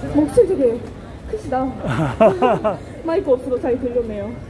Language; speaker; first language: Korean; non-native, fluent; Japanese